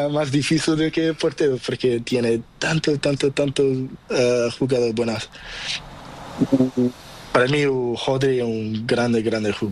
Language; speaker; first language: Spanish; non-native, learner; Portuguese